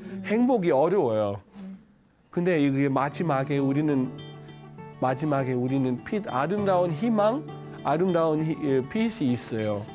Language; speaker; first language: Korean; non-native, learner; Danish